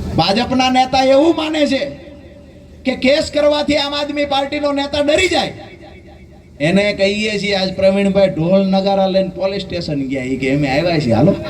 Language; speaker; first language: Gujarati; native; Gujarati